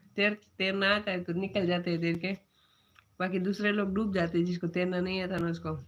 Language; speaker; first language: Hindi; non-native, local second language; Gujarati